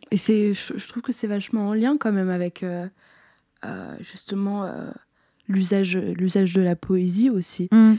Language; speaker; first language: French; native; French